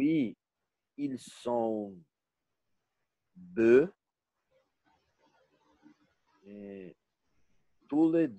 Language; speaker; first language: French; non-native, learner; Portuguese